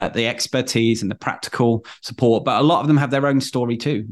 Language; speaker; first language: English; native; English